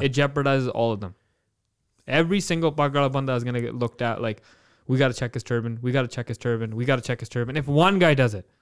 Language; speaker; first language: English; early bilingual, other home language; Punjabi